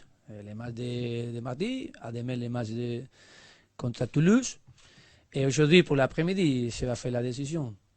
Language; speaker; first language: French; non-native, learner; Spanish